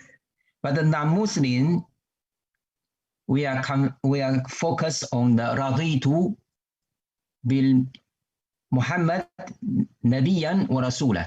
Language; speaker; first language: English; non-native, learner; Chinese